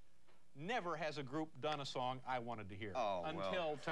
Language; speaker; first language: English; native; English